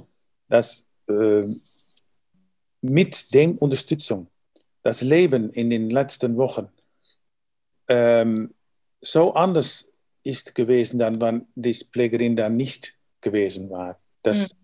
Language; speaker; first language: German; non-native, learner; Dutch